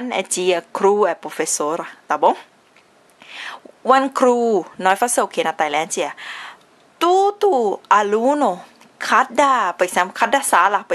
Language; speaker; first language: Portuguese; non-native, learner; Thai